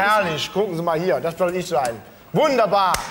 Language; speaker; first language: German; native; German